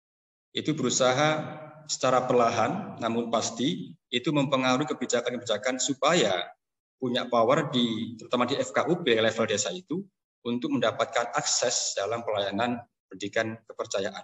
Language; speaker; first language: Indonesian; native; Indonesian